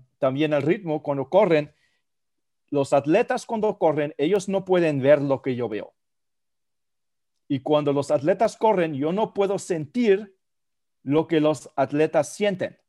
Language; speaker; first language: Spanish; non-native, fluent; German